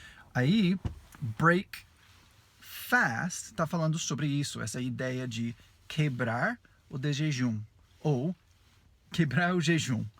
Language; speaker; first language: Portuguese; non-native, fluent; English